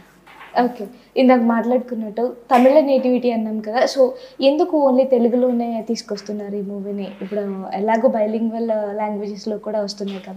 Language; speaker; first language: Telugu; native; Telugu